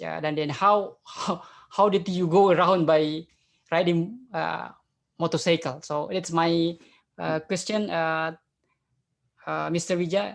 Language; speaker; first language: English; non-native, fluent; Indonesian